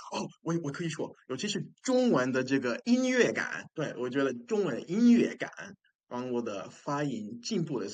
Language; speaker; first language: Chinese; non-native, fluent; English